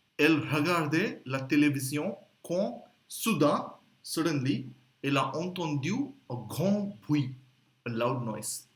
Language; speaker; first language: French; non-native, fluent; Hindi